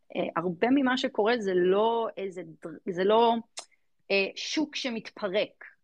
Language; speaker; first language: Hebrew; early bilingual, other home language; English